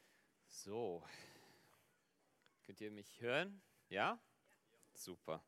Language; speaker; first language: German; non-native, fluent; Afrikaans